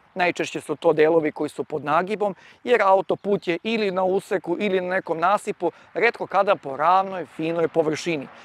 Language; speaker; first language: Croatian; native; Croatian